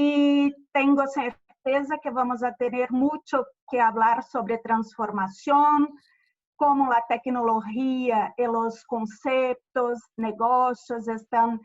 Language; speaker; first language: Spanish; non-native, fluent; Portuguese